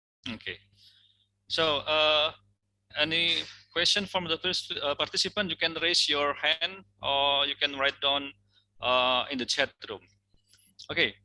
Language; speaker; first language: English; non-native, fluent; Indonesian